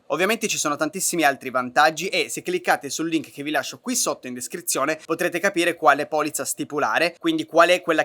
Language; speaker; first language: Italian; native; Italian